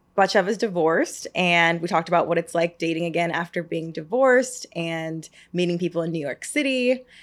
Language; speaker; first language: English; native; English